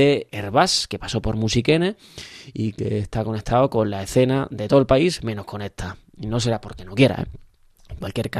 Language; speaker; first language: Spanish; native; Spanish